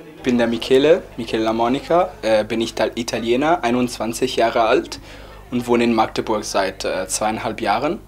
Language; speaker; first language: German; non-native, fluent; Italian